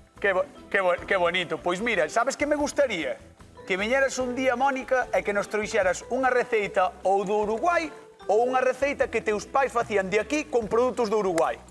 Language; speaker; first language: Galician; native; Galician